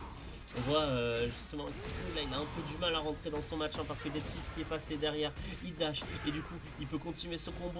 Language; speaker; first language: French; native; French